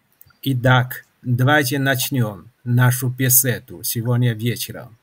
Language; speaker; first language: Russian; non-native, fluent; Chinese